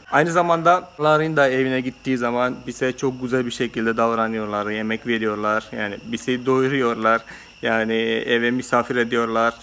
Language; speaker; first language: Turkish; non-native, fluent; Malayalam